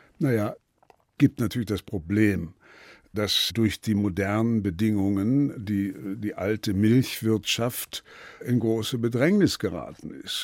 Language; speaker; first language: German; native; German